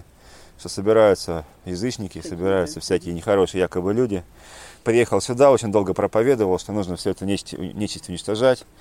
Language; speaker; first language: Russian; native; Russian